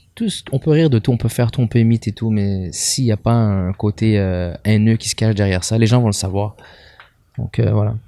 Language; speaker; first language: French; native; French